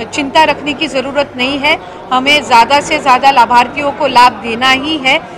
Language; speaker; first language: Hindi; non-native, local second language; Marathi